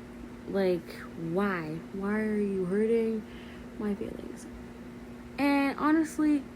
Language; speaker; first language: English; native; English